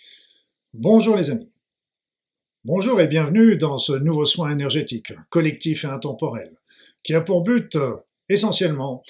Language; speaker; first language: French; native; French